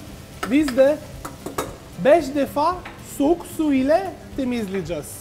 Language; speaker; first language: Turkish; non-native, learner; Italian